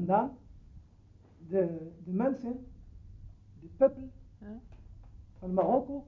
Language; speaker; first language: Dutch; non-native, learner; Arabic